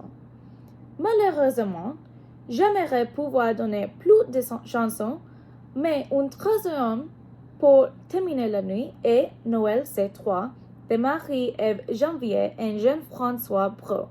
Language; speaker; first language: French; non-native, learner; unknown